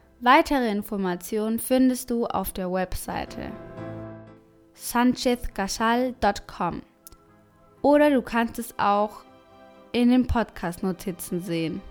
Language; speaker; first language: German; non-native, fluent; Spanish